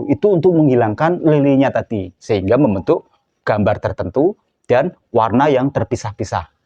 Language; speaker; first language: Indonesian; native; Indonesian